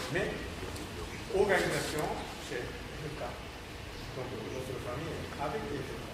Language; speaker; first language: French; non-native, learner; Japanese